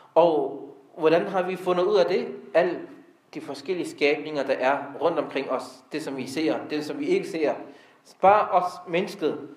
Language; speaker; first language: Danish; early bilingual, other home language; Arabic